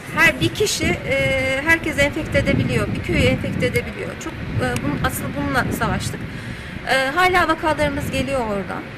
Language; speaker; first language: Turkish; native; Turkish